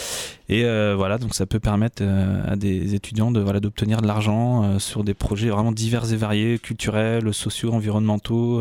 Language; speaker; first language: French; native; French